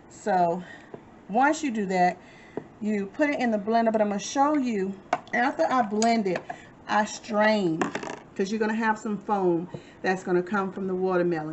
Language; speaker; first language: English; native; English